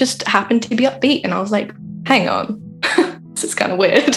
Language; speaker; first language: English; native; English